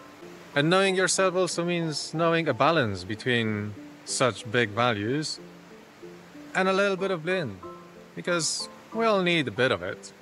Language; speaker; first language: English; non-native, fluent; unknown